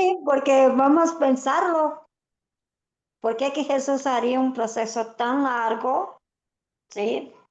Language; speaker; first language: Spanish; non-native, fluent; Portuguese